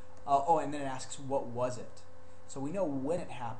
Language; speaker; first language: English; native; English